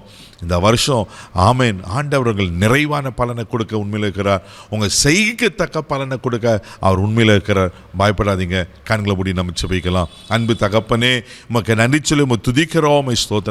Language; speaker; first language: Tamil; native; Tamil